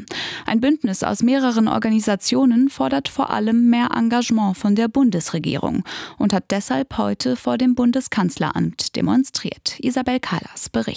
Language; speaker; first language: German; native; German